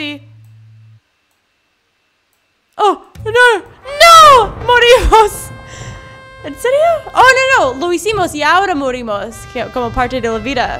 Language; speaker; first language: Spanish; non-native, learner; English